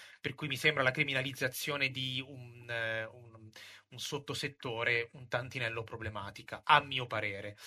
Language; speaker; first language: Italian; native; Italian